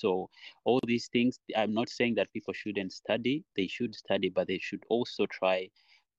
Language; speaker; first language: English; non-native, local second language; Nyankole